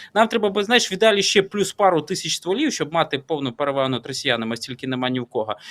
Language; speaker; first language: Ukrainian; native; Ukrainian